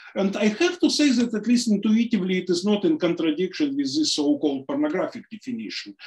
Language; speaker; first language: English; non-native, fluent; Russian